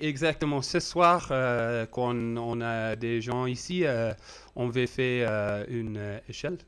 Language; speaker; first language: French; non-native, learner; English